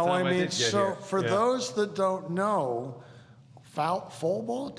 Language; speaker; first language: English; native; English